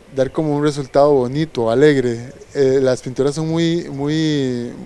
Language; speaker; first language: Spanish; native; Spanish